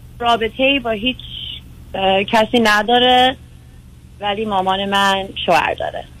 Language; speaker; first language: Persian; early bilingual, heritage; Persian